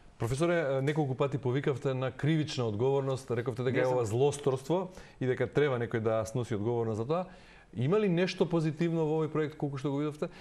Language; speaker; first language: Macedonian; native; Macedonian